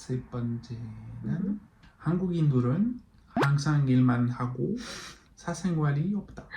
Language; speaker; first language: Korean; non-native, learner; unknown